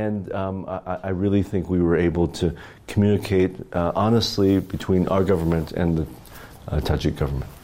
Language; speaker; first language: English; native; English